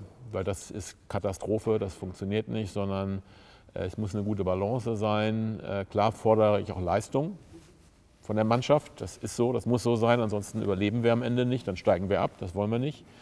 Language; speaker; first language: German; native; German